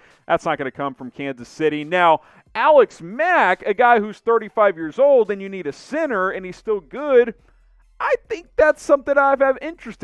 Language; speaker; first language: English; native; English